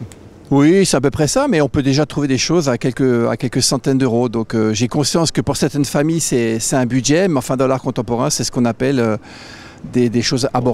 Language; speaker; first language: French; native; French